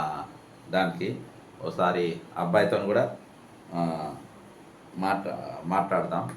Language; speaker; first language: Telugu; native; Telugu